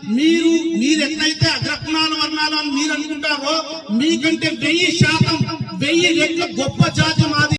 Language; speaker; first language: Telugu; non-native, local second language; Lambadi